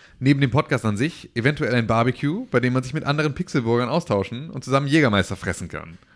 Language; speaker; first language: German; native; German